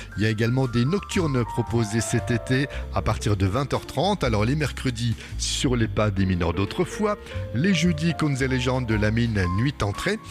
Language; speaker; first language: French; native; French